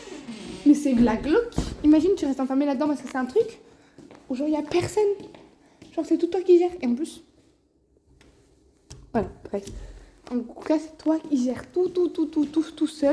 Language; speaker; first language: French; native; French